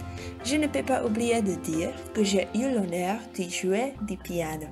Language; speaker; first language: French; non-native, learner; Czech